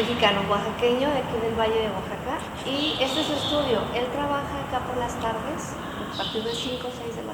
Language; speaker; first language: Spanish; native; Spanish